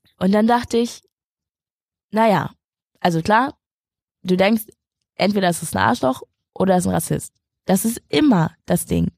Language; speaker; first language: German; native; German